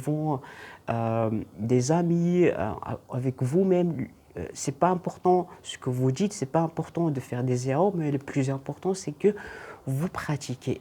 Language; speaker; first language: French; non-native, local second language; Arabic